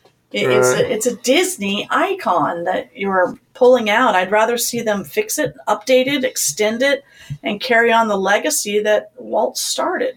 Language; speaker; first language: English; native; English